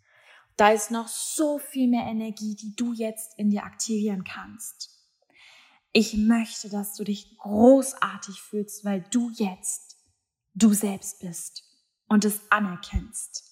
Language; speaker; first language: German; native; German